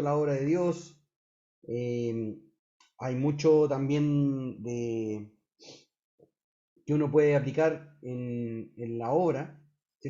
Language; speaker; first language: Spanish; native; Spanish